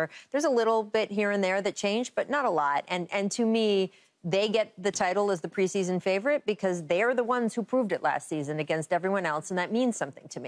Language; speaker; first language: English; native; English